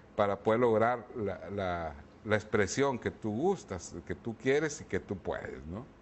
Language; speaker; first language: Spanish; native; Spanish